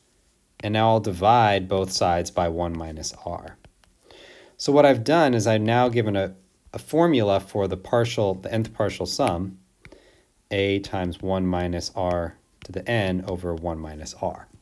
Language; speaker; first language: English; native; English